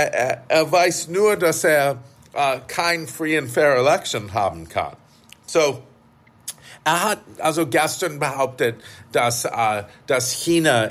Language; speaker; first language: German; non-native, fluent; English